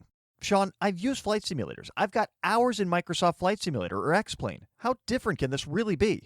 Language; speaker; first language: English; native; English